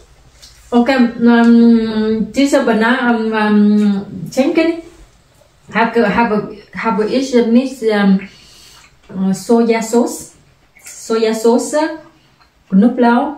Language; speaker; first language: German; non-native, learner; Vietnamese